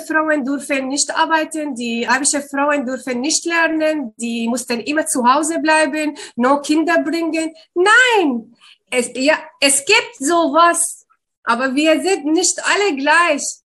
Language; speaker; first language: German; non-native, learner; Arabic